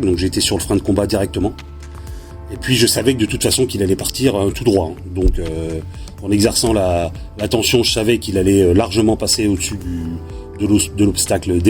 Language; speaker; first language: French; native; French